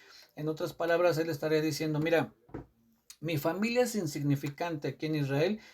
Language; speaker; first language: Spanish; native; Spanish